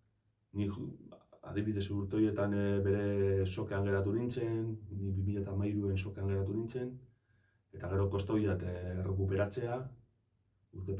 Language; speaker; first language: Basque; native; Basque